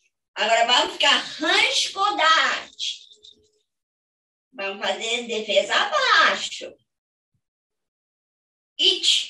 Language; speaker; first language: Portuguese; non-native, fluent; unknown